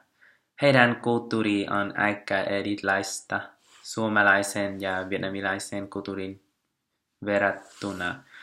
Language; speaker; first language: Finnish; non-native, learner; Vietnamese